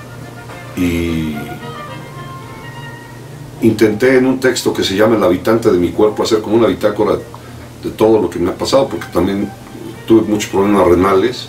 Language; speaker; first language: Spanish; native; Spanish